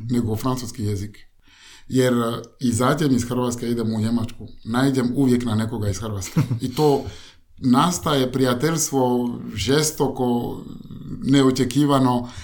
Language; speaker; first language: Croatian; non-native, fluent; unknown